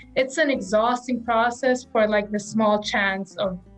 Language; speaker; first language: English; non-native, fluent; German